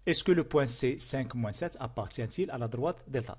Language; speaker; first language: French; non-native, local second language; Arabic